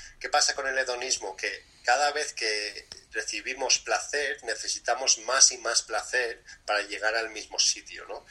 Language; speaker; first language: Spanish; early bilingual, other home language; English